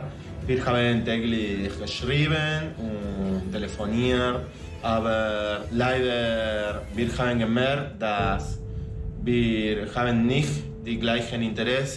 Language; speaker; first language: German; non-native, learner; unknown